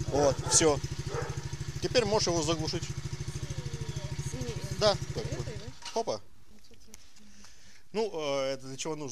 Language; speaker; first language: Russian; native; Russian